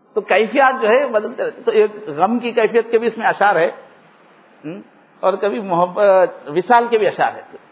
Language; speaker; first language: Urdu; native; Urdu